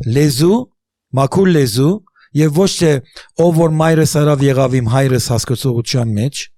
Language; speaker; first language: Armenian; early bilingual, heritage; Armenian